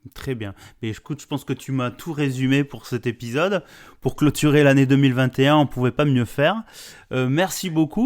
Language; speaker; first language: French; native; French